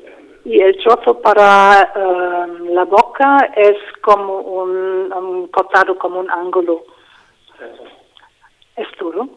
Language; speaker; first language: Spanish; non-native, fluent; English